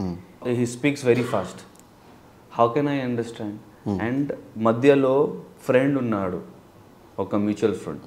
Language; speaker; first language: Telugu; non-native, learner; Hindi